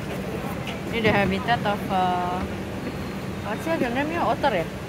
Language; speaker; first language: English; non-native, learner; Indonesian